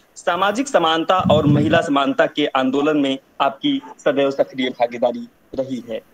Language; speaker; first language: Hindi; native; Hindi